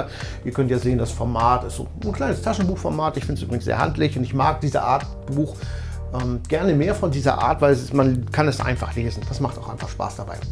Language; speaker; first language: German; native; German